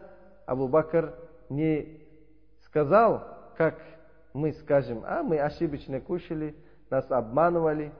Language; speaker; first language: Russian; non-native, learner; Uzbek